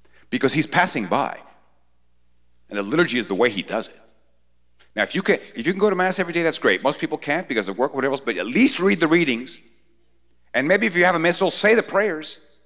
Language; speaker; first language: English; early bilingual, other home language; Spanish